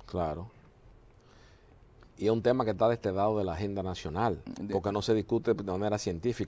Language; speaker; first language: Spanish; native; Spanish